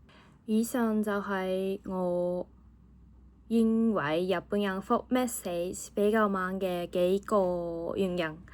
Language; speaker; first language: Cantonese; non-native, fluent; Japanese